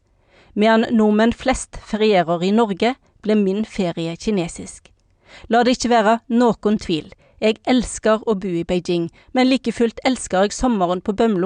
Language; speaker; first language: Norwegian; native; Norwegian